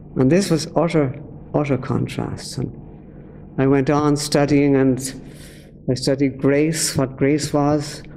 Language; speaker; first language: English; native; English